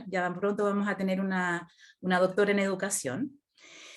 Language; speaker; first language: Spanish; native; Spanish